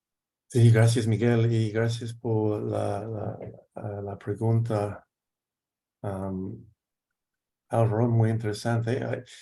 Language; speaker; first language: Spanish; non-native, fluent; English